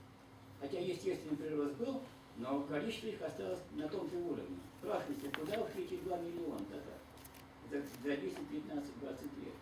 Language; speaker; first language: Russian; native; Russian